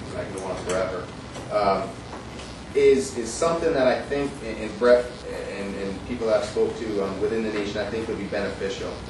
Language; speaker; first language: English; native; English